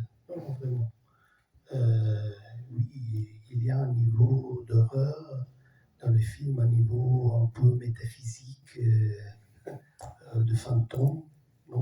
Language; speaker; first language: French; non-native, fluent; Italian